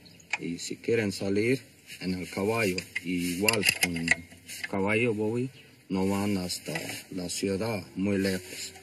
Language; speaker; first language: Spanish; non-native, local second language; Plautdietsch